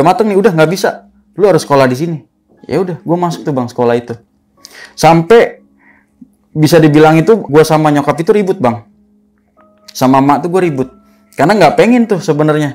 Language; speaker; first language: Indonesian; native; Indonesian